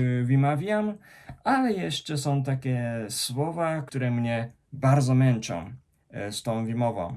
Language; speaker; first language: Polish; non-native, fluent; Japanese